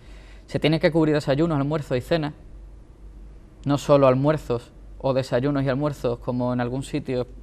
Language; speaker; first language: Spanish; native; Spanish